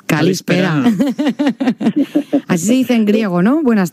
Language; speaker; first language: Spanish; native; Spanish